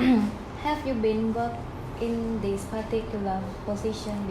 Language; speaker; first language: English; non-native, learner; Khmer